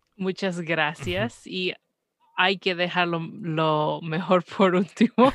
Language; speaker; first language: Spanish; early bilingual, heritage; Spanish